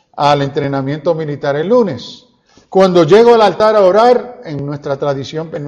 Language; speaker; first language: Spanish; early bilingual, heritage; Spanish